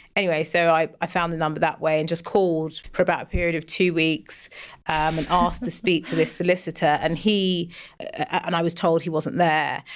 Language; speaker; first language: English; native; English